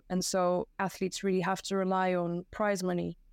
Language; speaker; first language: English; non-native, fluent; Dutch